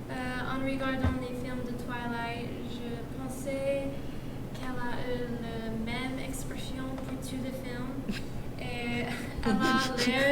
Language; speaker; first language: French; non-native, learner; English